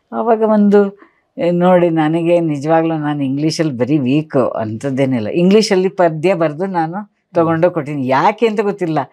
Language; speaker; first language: Kannada; native; Kannada